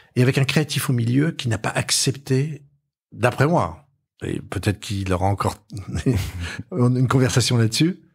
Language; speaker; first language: French; native; French